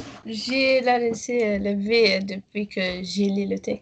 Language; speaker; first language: French; non-native, learner; Arabic